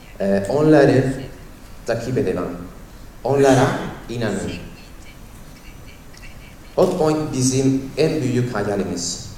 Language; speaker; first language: Turkish; non-native, fluent; Italian